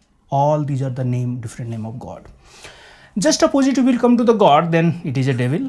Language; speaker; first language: English; non-native, local second language; Hindi